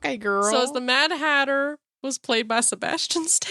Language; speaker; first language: English; native; English